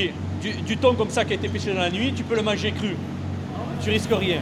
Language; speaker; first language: French; native; French